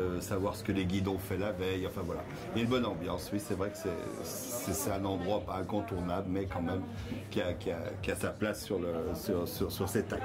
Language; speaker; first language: French; native; French